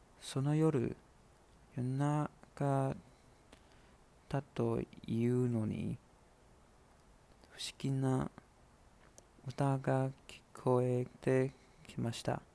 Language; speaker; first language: Japanese; non-native, learner; Chinese